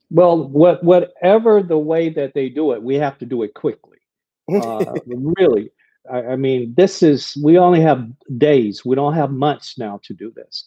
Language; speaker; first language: English; native; English